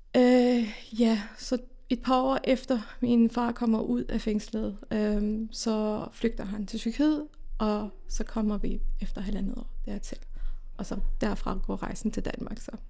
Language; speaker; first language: Danish; early bilingual, other home language; Persian